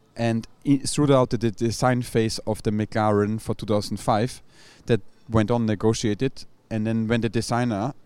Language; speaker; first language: English; non-native, fluent; German